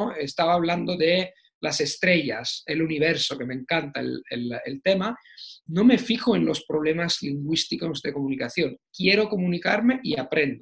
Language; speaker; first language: Spanish; non-native, fluent; Italian